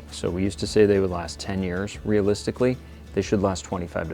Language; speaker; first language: English; native; English